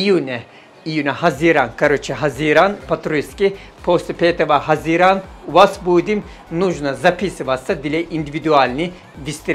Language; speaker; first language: Russian; non-native, fluent; Turkish